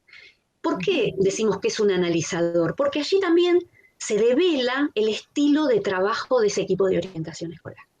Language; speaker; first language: Spanish; native; Spanish